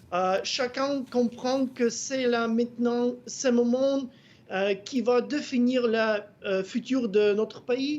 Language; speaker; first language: French; non-native, fluent; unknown